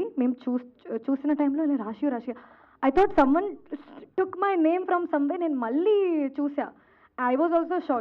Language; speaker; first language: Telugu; non-native, fluent; Hindi